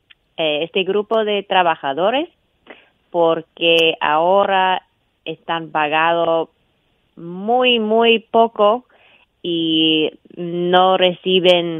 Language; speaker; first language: Spanish; non-native, fluent; English